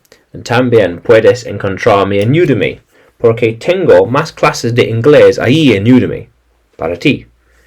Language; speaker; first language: Spanish; non-native, learner; English